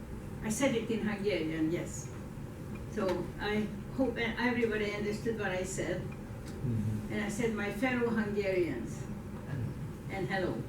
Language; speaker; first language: English; non-native, fluent; Hungarian